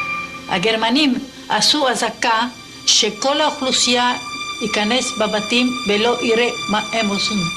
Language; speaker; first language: Hebrew; non-native, fluent; Ladino